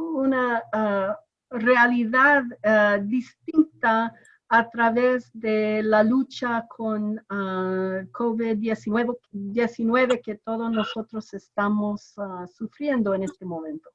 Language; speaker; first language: Spanish; non-native, fluent; English